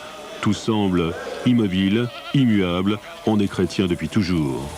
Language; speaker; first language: French; native; French